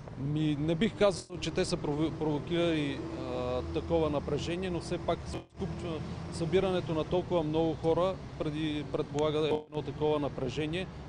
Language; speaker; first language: Bulgarian; native; Bulgarian